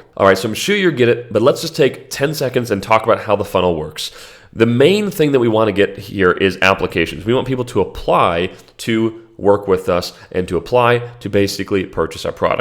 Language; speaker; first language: English; native; English